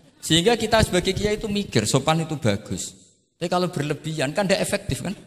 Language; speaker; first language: Indonesian; non-native, local second language; Javanese